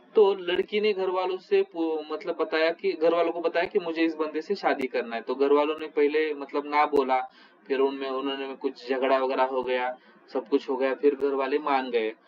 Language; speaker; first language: Hindi; non-native, local second language; Marathi